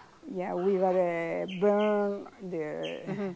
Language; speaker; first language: English; non-native, learner; Spanish